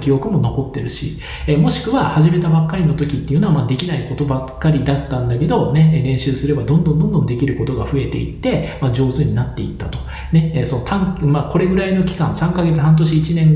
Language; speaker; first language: Japanese; native; Japanese